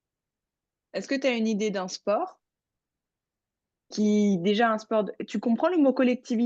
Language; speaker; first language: French; native; French